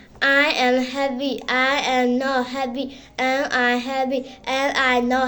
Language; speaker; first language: English; non-native, learner; Burmese